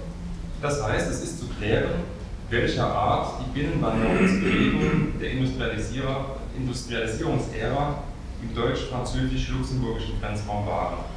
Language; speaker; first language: German; native; German